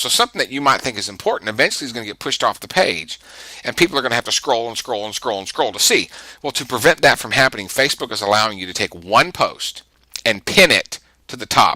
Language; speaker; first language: English; native; English